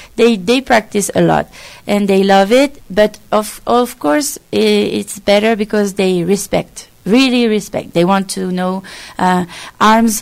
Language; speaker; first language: English; non-native, fluent; French